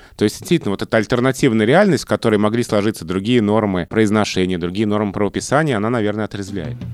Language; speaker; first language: Russian; native; Russian